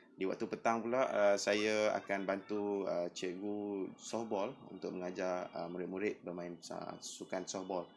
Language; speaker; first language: Malay; native; Malay